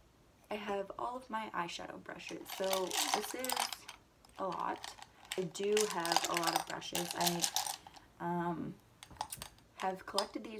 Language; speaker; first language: English; native; English